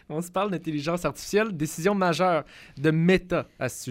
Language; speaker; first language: French; native; French